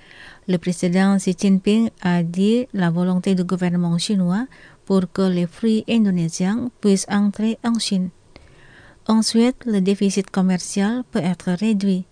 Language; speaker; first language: French; non-native, fluent; Indonesian